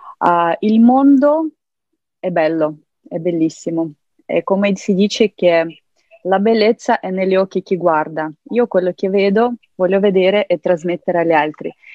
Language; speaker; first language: Italian; non-native, fluent; Ukrainian